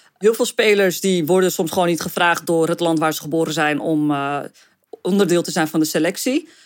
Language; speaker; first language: Dutch; early bilingual, other home language; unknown